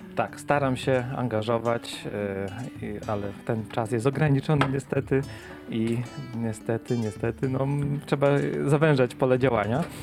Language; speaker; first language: Polish; native; Polish